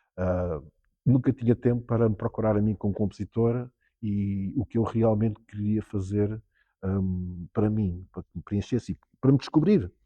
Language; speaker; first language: Portuguese; early bilingual, heritage; Portuguese